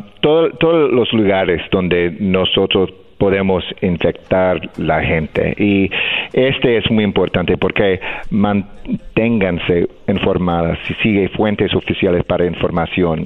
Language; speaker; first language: Spanish; non-native, fluent; English